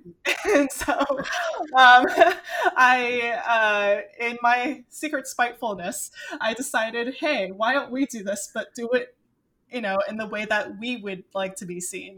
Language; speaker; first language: English; non-native, local second language; Cantonese